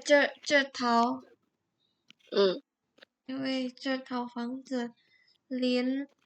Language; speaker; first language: Chinese; non-native, learner; Indonesian